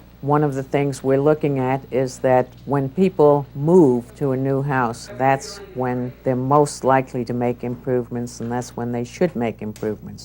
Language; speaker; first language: English; native; English